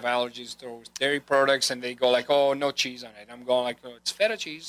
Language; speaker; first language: English; non-native, fluent; Greek